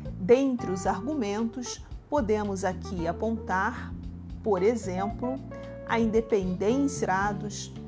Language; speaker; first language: Portuguese; native; Portuguese